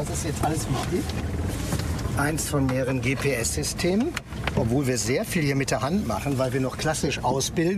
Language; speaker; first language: German; native; German